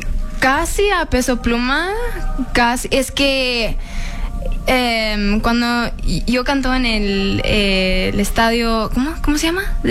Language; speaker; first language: Spanish; early bilingual, heritage; English